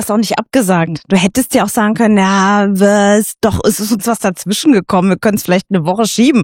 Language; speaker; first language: German; native; German